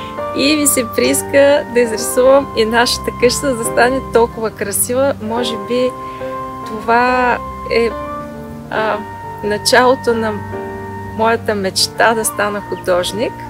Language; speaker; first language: Bulgarian; native; Bulgarian